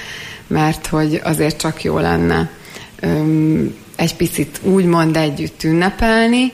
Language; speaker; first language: Hungarian; native; Hungarian